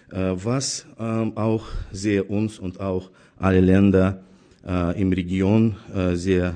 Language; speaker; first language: German; non-native, fluent; Azerbaijani